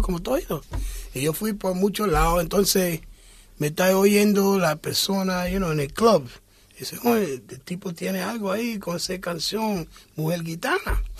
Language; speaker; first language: Spanish; early bilingual, heritage; English